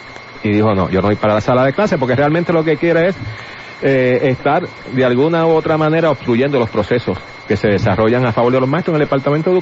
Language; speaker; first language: Spanish; native; Spanish